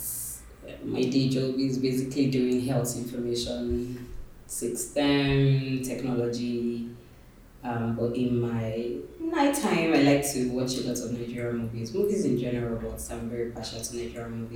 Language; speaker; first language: English; non-native, local second language; Yoruba